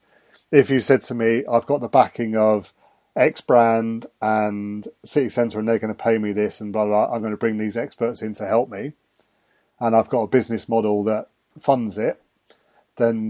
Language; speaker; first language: English; native; English